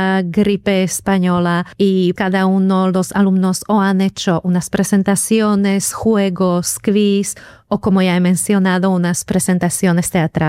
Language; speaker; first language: Spanish; non-native, fluent; Slovak